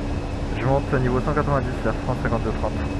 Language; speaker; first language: French; native; French